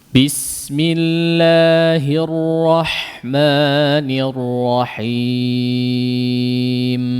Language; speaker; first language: Arabic; non-native, fluent; Indonesian